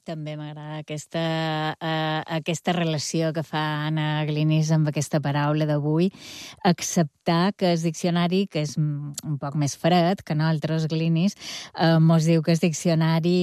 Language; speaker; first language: Catalan; native; Catalan